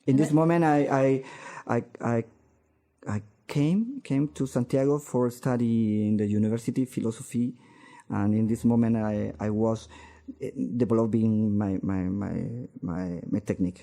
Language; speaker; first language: English; non-native, learner; Spanish